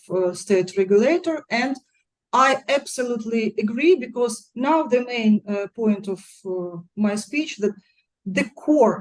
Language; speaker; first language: English; non-native, fluent; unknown